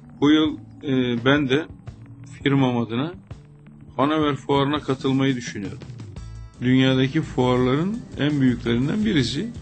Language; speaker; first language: Turkish; native; Turkish